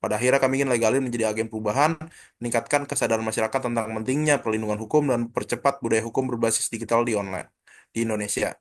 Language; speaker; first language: Indonesian; native; Indonesian